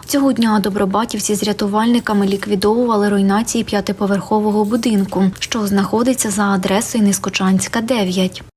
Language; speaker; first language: Ukrainian; native; Ukrainian